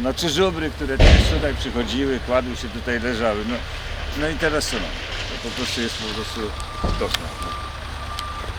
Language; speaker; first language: Polish; native; Polish